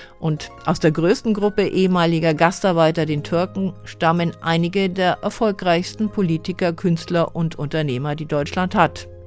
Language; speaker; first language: German; native; German